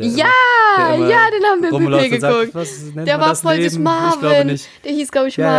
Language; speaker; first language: German; native; German